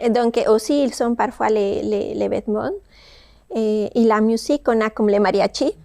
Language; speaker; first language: French; non-native, fluent; Spanish